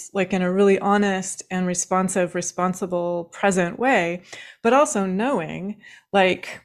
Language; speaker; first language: English; native; English